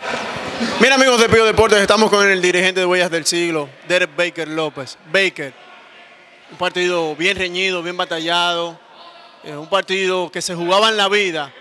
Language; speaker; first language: Spanish; native; Spanish